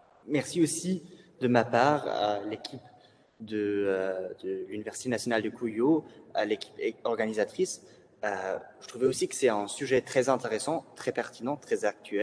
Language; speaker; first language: French; native; French